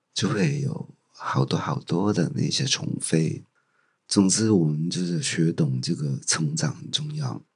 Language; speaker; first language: Chinese; non-native, local second language; Cantonese